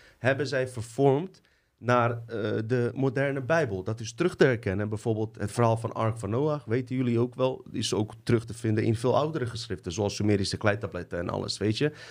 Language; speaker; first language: Dutch; early bilingual, other home language; Bosnian